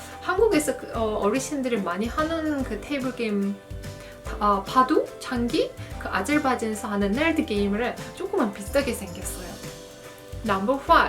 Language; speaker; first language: Korean; non-native, fluent; Azerbaijani